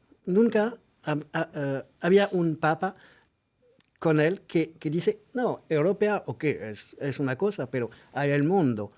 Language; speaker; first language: Spanish; non-native, fluent; French